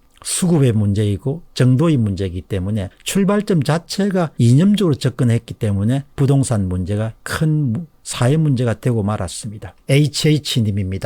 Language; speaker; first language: Korean; native; Korean